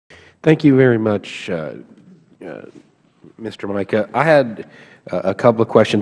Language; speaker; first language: English; native; English